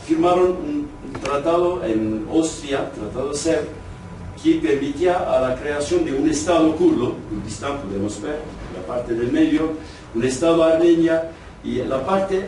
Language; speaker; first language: Spanish; non-native, fluent; Kurdish